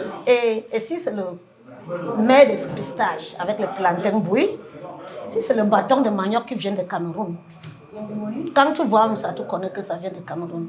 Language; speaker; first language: French; non-native, learner; English